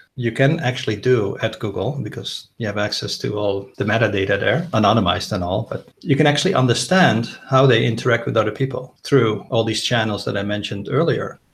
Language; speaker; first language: English; non-native, fluent; Dutch